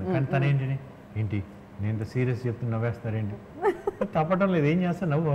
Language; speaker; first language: Telugu; native; Telugu